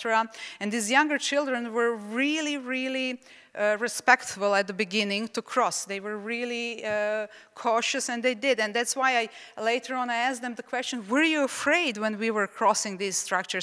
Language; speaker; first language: English; non-native, fluent; Czech